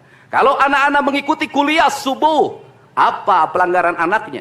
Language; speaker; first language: Indonesian; native; Indonesian